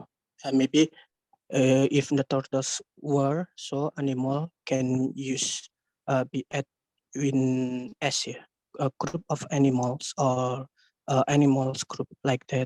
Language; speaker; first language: English; non-native, learner; Indonesian